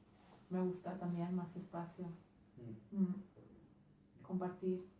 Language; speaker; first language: Spanish; non-native, fluent; Swedish